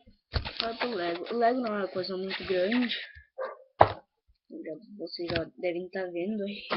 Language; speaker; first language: Portuguese; native; Portuguese